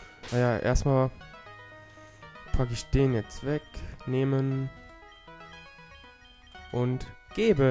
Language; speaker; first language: German; native; German